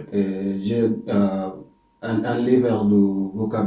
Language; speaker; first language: French; non-native, learner; Arabic